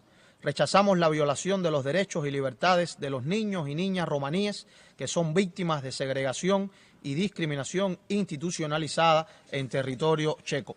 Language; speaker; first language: Spanish; native; Spanish